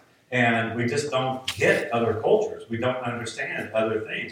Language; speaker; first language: English; native; English